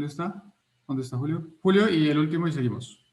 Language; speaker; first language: Spanish; native; Spanish